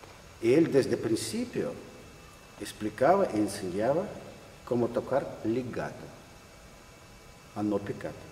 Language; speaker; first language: Spanish; non-native, learner; Russian